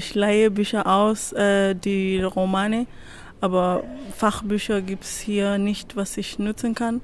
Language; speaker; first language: German; non-native, fluent; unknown